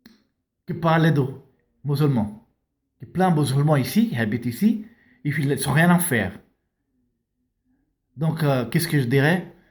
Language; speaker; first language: French; non-native, learner; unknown